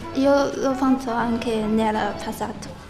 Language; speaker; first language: Italian; non-native, learner; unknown